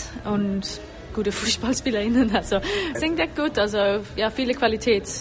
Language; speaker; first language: German; non-native, learner; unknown